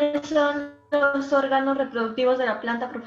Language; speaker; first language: Spanish; native; Spanish